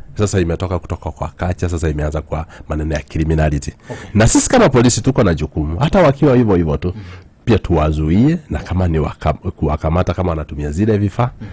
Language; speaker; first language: Swahili; non-native, local second language; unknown